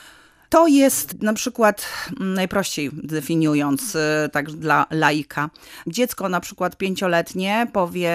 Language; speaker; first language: Polish; native; Polish